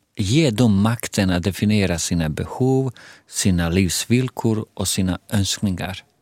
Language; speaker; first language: Swedish; non-native, fluent; Bosnian